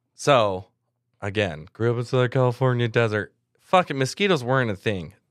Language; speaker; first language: English; native; English